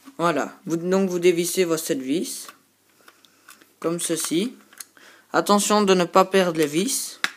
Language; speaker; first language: French; native; French